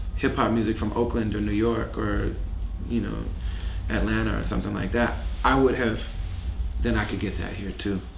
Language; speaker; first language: English; native; English